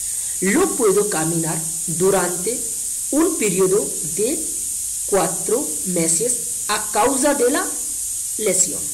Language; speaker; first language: Spanish; non-native, fluent; Hindi